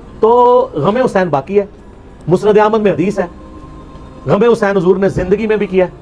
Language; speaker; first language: Urdu; non-native, local second language; Punjabi